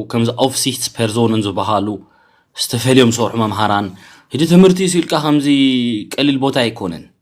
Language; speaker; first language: Tigrinya; early bilingual, heritage; Tigrinya